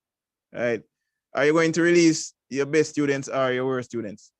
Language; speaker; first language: English; native; English